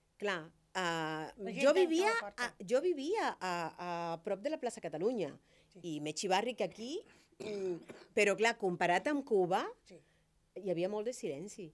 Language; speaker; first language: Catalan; non-native, fluent; Spanish